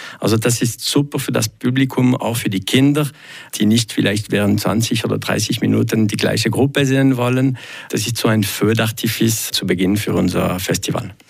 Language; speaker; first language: German; non-native, local second language; French